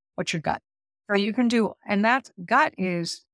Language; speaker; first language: English; native; English